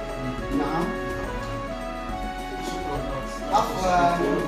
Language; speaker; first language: Arabic; non-native, learner; Indonesian